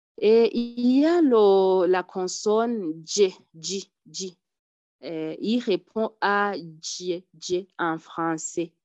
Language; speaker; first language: French; non-native, local second language; Rundi